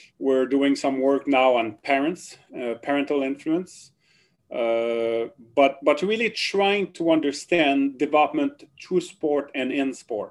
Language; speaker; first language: English; non-native, fluent; French